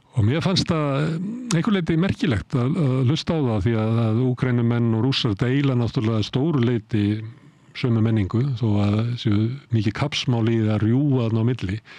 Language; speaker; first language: Icelandic; native; Icelandic